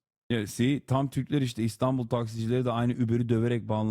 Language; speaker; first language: Turkish; native; Turkish